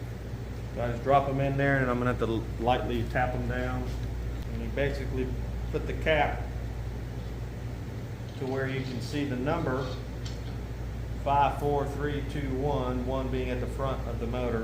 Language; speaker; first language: English; native; English